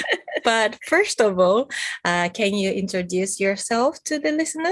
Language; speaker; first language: English; non-native, fluent; Japanese